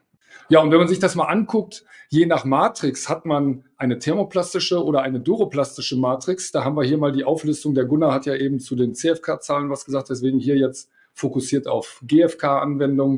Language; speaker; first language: German; native; German